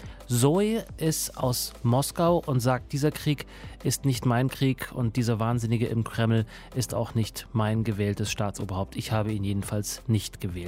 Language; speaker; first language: German; native; German